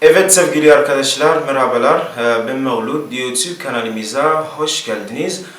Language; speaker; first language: Turkish; non-native, learner; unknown